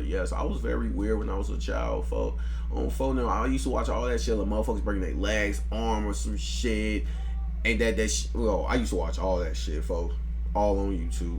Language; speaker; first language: English; native; English